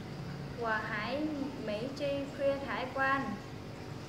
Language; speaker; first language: Chinese; non-native, learner; Vietnamese